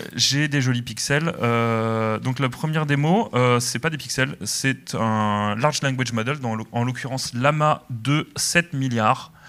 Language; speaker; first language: French; native; French